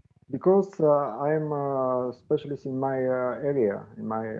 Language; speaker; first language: English; non-native, learner; Bulgarian